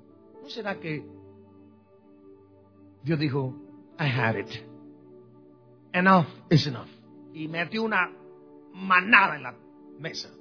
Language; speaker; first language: Spanish; native; Spanish